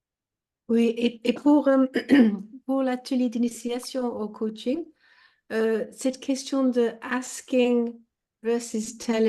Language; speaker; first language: French; non-native, fluent; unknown